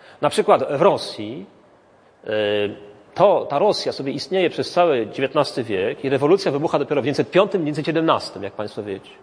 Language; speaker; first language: Polish; native; Polish